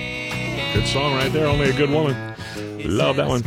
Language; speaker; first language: English; native; English